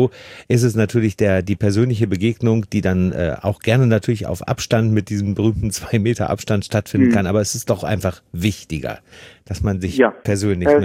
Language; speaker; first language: German; native; German